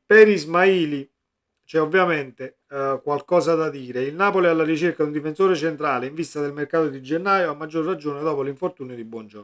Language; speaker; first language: Italian; native; Italian